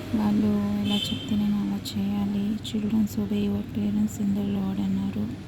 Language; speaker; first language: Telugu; non-native, local second language; Tamil